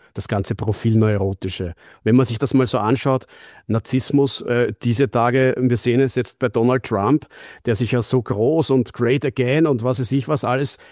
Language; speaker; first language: German; native; German